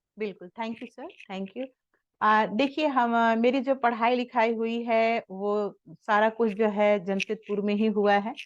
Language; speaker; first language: Hindi; native; Hindi